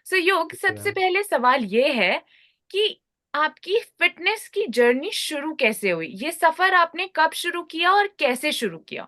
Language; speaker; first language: Hindi; native; Hindi